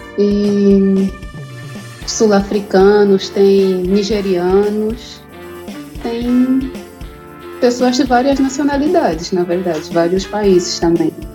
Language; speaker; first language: Portuguese; native; Portuguese